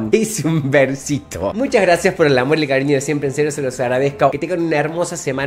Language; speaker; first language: Spanish; native; Spanish